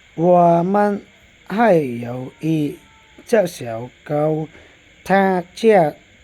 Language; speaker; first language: Chinese; non-native, learner; Khmer